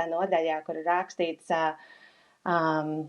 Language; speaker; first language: Latvian; non-native, fluent; English